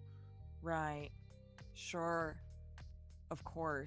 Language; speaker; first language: English; native; English